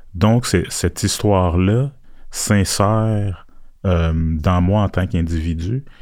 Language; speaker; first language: French; early bilingual, other home language; Haitian Creole